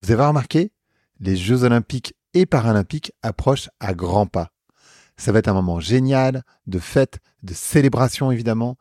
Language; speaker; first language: French; native; French